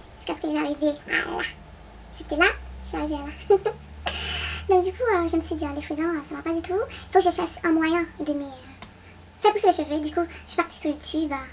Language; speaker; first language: French; non-native, local second language; Haitian Creole